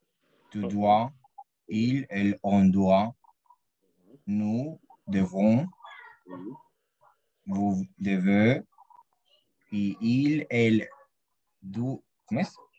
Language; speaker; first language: French; non-native, learner; Spanish